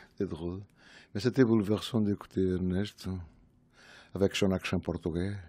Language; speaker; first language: French; non-native, fluent; Portuguese